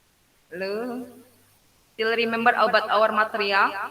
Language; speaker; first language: English; non-native, learner; Indonesian